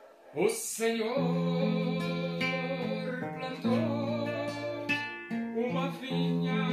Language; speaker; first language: Portuguese; native; Portuguese